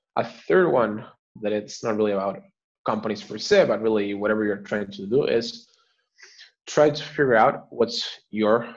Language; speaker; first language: English; non-native, fluent; Spanish